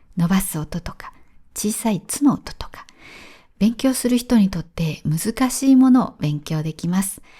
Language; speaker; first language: Japanese; native; Japanese